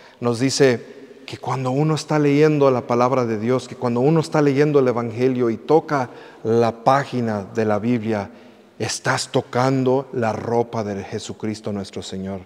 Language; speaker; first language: Spanish; early bilingual, heritage; English